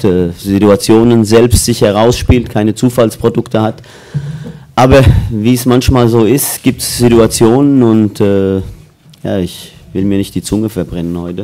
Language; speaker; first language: German; native; German